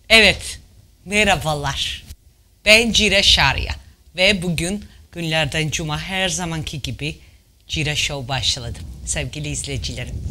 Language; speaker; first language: Turkish; non-native, fluent; Georgian